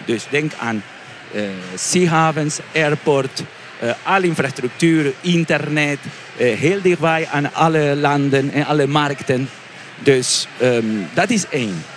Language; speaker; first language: Dutch; non-native, fluent; Spanish